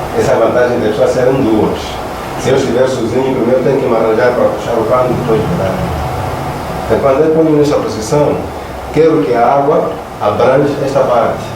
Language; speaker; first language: Portuguese; non-native, local second language; Makhuwa